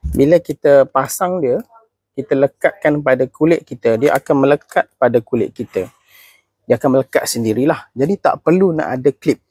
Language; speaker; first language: Malay; native; Malay